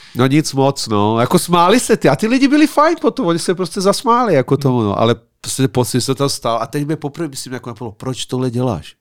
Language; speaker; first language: Czech; non-native, fluent; Serbian